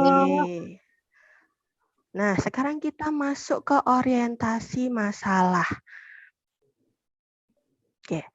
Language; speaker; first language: Indonesian; native; Indonesian